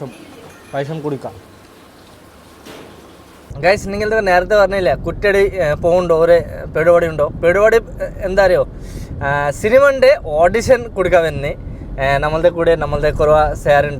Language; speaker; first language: Malayalam; non-native, learner; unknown